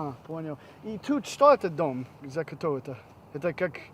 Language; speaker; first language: Russian; non-native, learner; English